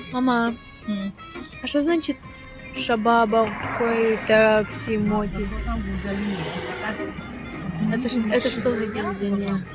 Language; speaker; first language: Russian; early bilingual, other home language; Tajik